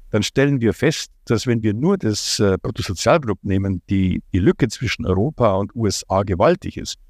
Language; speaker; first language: German; non-native, fluent; Ukrainian